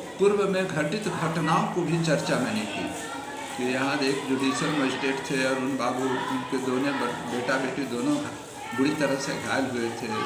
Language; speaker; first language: Hindi; native; Hindi